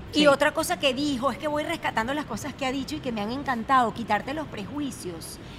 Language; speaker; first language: Spanish; native; Spanish